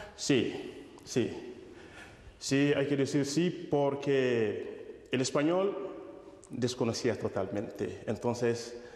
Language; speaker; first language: Spanish; non-native, fluent; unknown